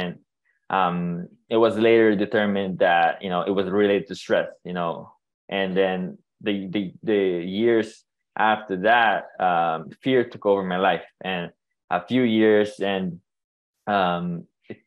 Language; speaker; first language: English; non-native, local second language; Filipino